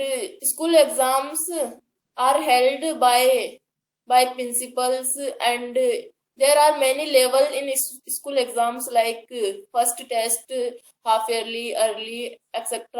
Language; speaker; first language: English; non-native, learner; Hindi